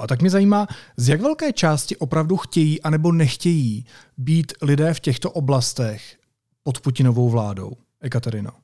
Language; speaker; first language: Czech; native; Czech